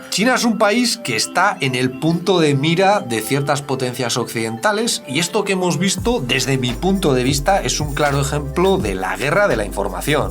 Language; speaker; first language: Spanish; native; Spanish